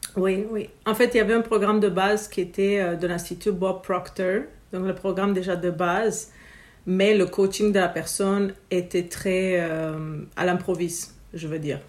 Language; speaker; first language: French; non-native, fluent; Romanian